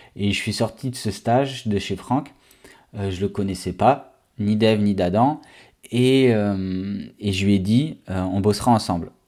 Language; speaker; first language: French; native; French